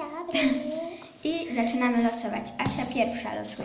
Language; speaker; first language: Polish; early bilingual, heritage; Polish